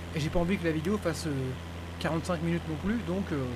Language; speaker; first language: French; native; French